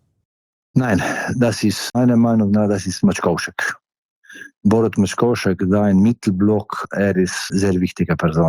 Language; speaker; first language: German; non-native, fluent; Slovenian